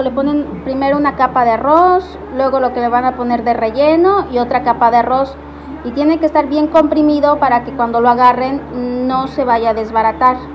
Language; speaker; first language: Spanish; native; Spanish